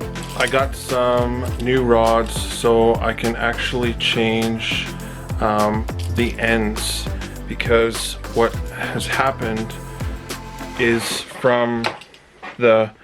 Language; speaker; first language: English; native; English